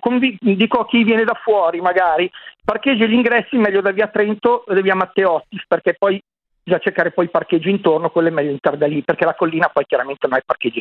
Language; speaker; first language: Italian; native; Italian